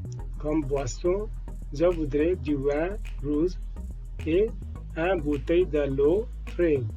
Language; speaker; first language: French; non-native, learner; Hindi